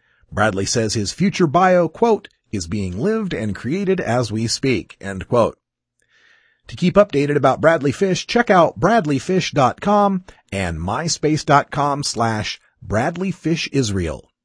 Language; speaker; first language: English; native; English